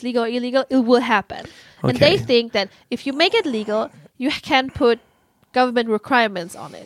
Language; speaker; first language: English; non-native, fluent; German